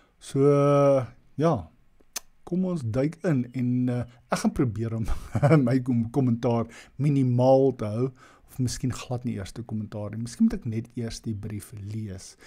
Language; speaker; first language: Afrikaans; non-native, local second language; English